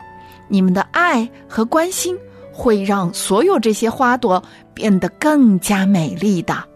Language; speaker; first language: Chinese; native; Chinese